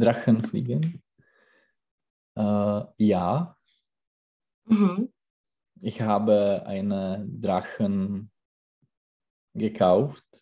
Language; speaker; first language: German; non-native, learner; Czech